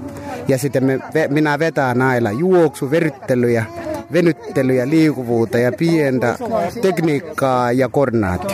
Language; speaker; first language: Finnish; non-native, fluent; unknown